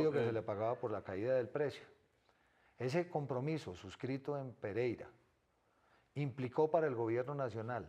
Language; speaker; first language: Spanish; native; Spanish